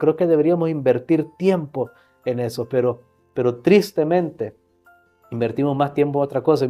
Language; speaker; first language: Spanish; native; Spanish